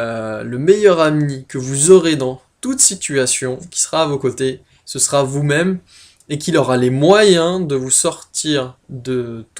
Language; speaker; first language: French; native; French